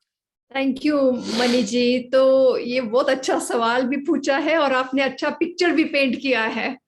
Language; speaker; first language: Hindi; native; Hindi